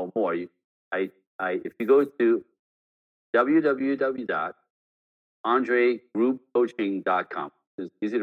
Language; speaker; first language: English; non-native, fluent; French